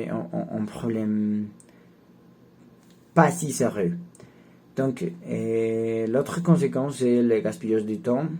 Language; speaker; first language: French; non-native, learner; Spanish